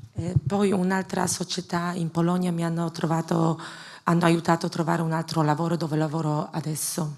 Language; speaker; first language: Italian; non-native, learner; Polish